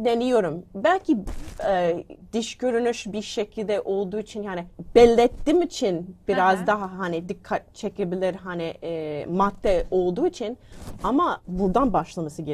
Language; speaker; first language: Turkish; non-native, learner; English